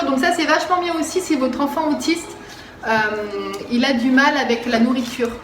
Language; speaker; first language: French; native; French